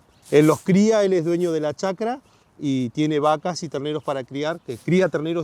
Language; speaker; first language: Spanish; native; Spanish